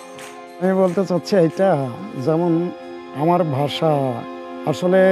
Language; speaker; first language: Bangla; non-native, local second language; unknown